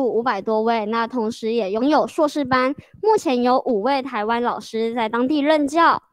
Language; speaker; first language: Chinese; native; Chinese